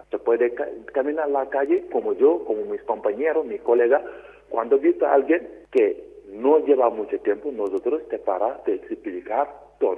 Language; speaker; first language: Spanish; non-native, learner; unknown